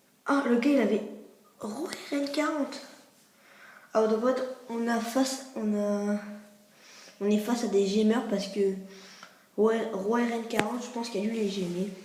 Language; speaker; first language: French; native; French